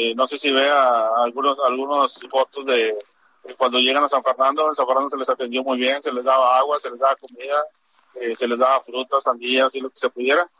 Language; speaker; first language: Spanish; native; Spanish